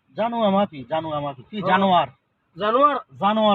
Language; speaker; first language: Arabic; non-native, learner; Bangla